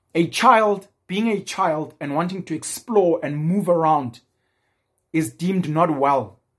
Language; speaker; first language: English; non-native, local second language; Zulu